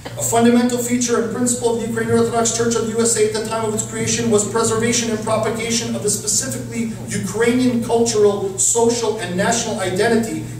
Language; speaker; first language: English; early bilingual, other home language; Ukrainian